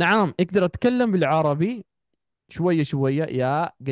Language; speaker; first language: Arabic; non-native, learner; Hindi